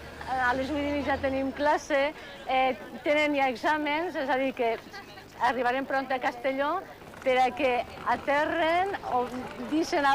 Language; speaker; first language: Catalan; native; Catalan